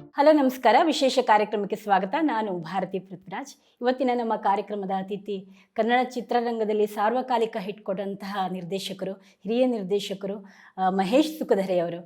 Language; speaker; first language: Kannada; native; Kannada